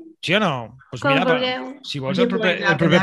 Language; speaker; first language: Catalan; native; Catalan